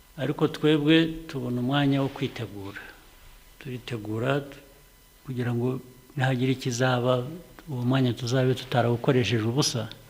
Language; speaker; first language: Kinyarwanda; early bilingual, heritage; Kinyarwanda